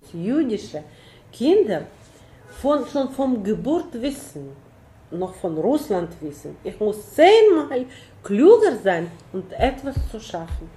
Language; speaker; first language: German; non-native, learner; Russian